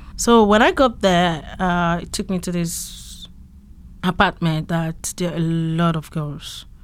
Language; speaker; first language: English; non-native, local second language; Yoruba